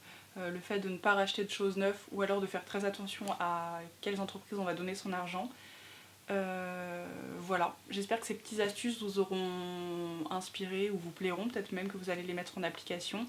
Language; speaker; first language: French; native; French